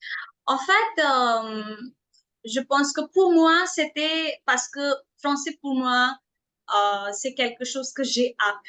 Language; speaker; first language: French; non-native, fluent; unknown